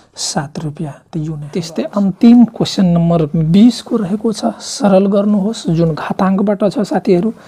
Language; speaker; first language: Nepali; non-native, local second language; Maithili